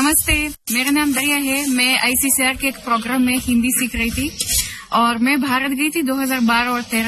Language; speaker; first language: Hindi; non-native, fluent; Russian